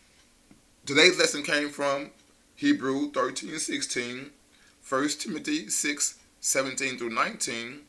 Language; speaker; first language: English; native; English